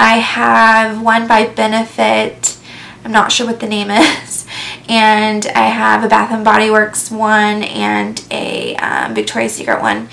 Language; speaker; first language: English; native; English